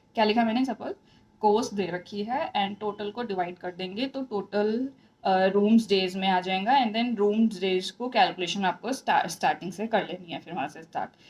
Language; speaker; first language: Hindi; native; Hindi